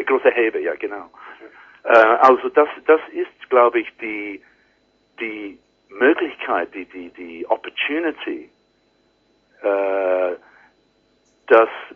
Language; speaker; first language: German; non-native, learner; English